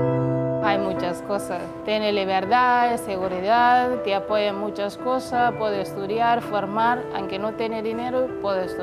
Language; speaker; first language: Spanish; non-native, learner; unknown